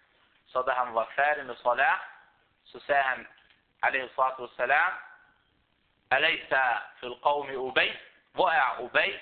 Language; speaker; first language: Danish; early bilingual, other home language; Arabic